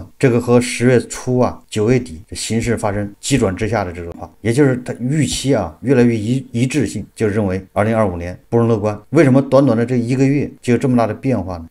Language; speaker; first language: Chinese; native; Chinese